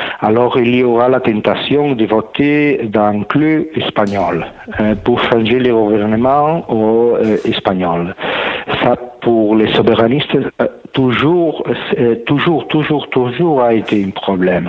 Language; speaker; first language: French; non-native, learner; Catalan